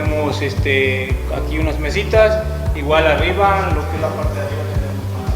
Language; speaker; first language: Spanish; native; Spanish